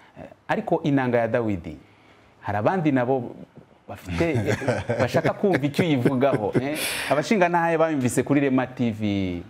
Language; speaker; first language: Kinyarwanda; native; Kinyarwanda